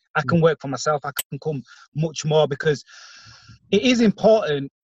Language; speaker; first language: English; native; English